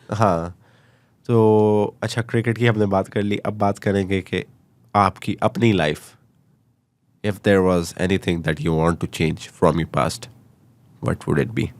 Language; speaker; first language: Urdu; native; Urdu